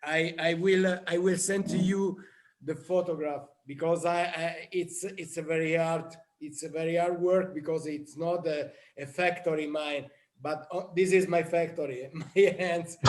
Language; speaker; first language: English; non-native, learner; Italian